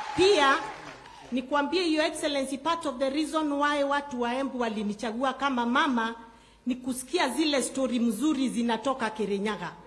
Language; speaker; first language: Swahili; non-native, local second language; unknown